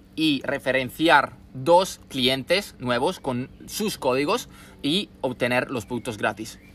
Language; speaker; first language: Spanish; non-native, fluent; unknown